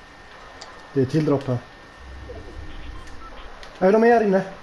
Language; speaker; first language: Swedish; early bilingual, other home language; Turkish